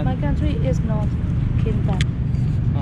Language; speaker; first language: English; non-native, learner; Burmese